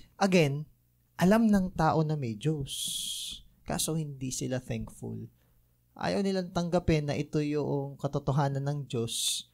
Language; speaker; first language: Filipino; native; Filipino